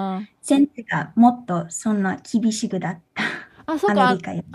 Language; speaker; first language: Japanese; early bilingual, heritage; English